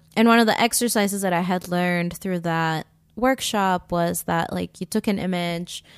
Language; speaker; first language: English; early bilingual, other home language; Spanish